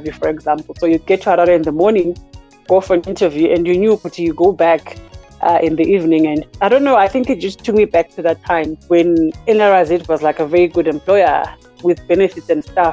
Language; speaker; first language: English; non-native, local second language; North Ndebele